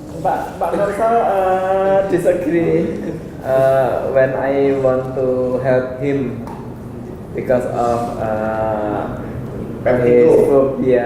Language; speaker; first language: English; non-native, learner; Indonesian